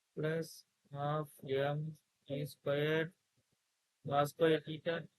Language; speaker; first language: English; non-native, local second language; Tamil